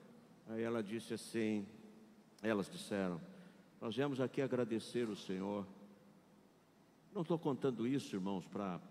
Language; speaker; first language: Portuguese; native; Portuguese